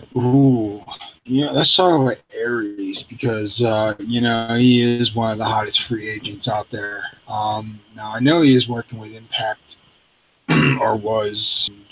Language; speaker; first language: English; native; English